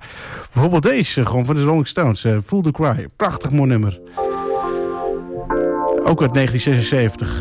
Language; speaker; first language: Dutch; native; Dutch